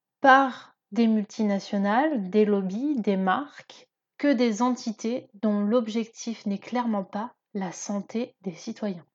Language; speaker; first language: French; native; French